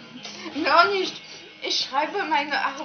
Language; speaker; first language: German; non-native, fluent; French